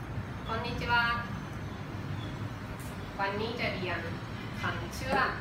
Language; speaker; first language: Japanese; non-native, fluent; Thai